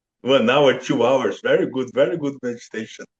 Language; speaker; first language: English; non-native, learner; Portuguese